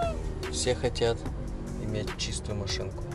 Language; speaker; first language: Russian; native; Russian